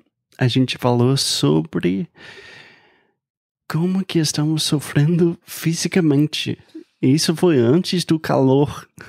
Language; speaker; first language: Portuguese; non-native, fluent; English